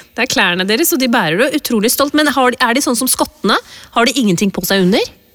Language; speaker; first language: Norwegian; early bilingual, other home language; Urdu